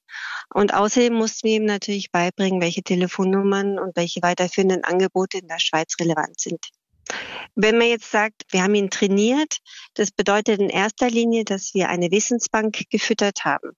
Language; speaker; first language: German; native; German